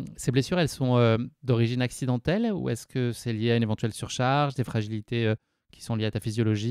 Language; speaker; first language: French; native; French